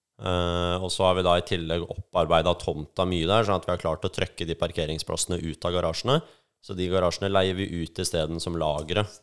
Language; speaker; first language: Norwegian; native; Norwegian